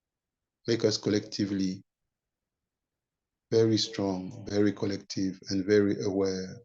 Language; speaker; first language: English; non-native, fluent; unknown